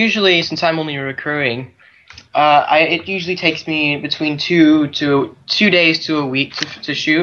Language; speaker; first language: English; native; English